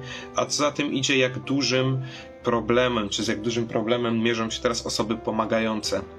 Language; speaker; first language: Polish; native; Polish